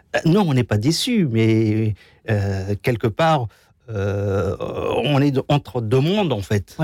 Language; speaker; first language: French; non-native, local second language; Kabyle